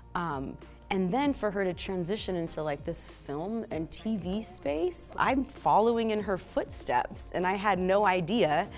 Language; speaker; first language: English; native; English